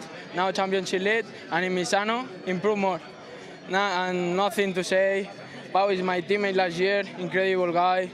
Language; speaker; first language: English; non-native, learner; Spanish